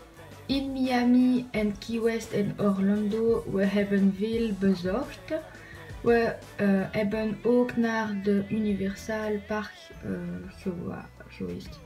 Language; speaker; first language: Dutch; non-native, learner; French